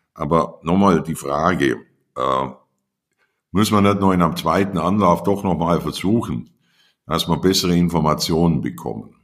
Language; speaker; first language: German; native; German